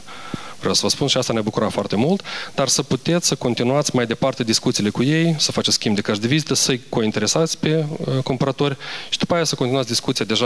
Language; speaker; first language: Romanian; native; Romanian